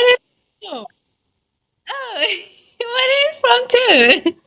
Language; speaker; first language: English; non-native, learner; Tajik